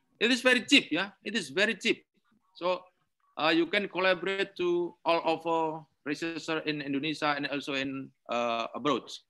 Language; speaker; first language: English; non-native, learner; Indonesian